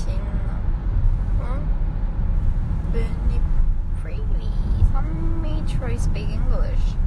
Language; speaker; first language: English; non-native, learner; Korean